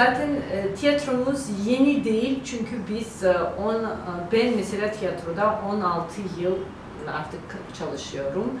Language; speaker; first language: Turkish; non-native, learner; Georgian